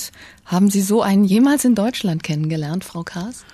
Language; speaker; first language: German; native; German